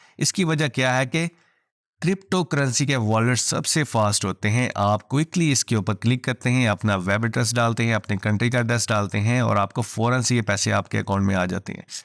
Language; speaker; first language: Urdu; native; Urdu